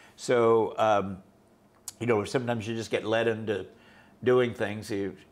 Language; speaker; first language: English; native; English